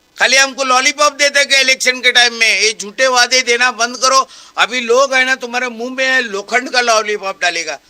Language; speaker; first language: Hindi; non-native, local second language; Marathi